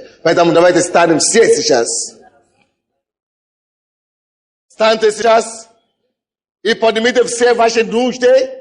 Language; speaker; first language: Russian; non-native, fluent; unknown